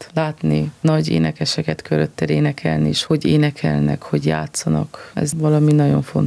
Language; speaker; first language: Hungarian; non-native, fluent; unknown